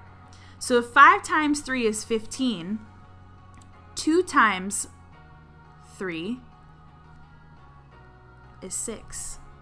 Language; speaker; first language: English; native; English